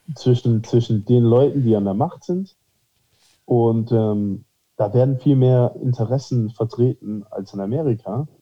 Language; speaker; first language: German; early bilingual, heritage; German